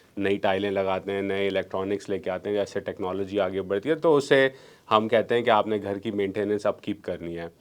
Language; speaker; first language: Urdu; non-native, local second language; Memoni